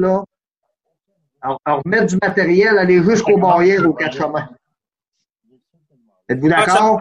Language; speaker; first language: French; native; French